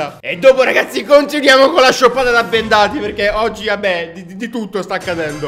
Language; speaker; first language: Italian; native; Italian